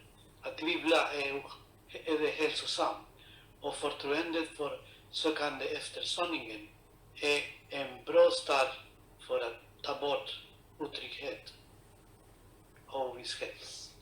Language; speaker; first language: Swedish; non-native, fluent; Spanish